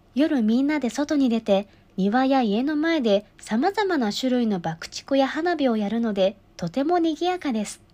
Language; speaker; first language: Japanese; non-native, fluent; Chinese